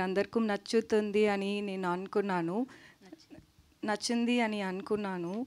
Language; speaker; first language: Telugu; non-native, learner; Tamil